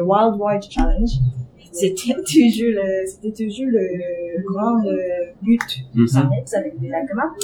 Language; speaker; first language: French; non-native, learner; Japanese